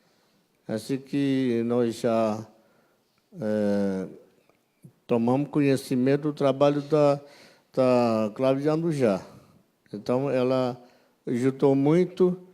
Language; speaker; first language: Portuguese; non-native, local second language; Yanomámi